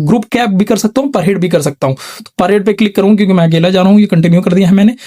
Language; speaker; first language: Hindi; native; Hindi